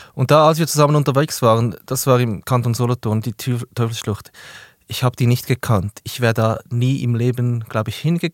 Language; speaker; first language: German; native; German